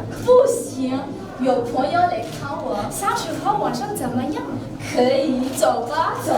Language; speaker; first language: Chinese; non-native, learner; Malagasy